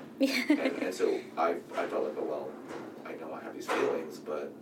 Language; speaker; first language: English; native; English